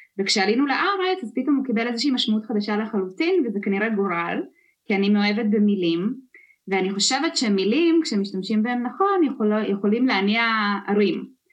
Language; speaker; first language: Hebrew; early bilingual, other home language; Russian